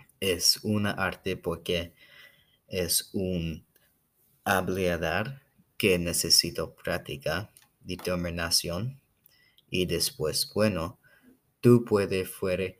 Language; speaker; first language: Spanish; non-native, learner; English